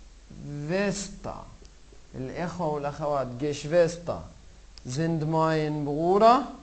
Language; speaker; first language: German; non-native, fluent; Arabic